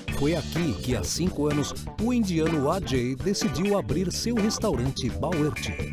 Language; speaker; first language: Portuguese; native; Portuguese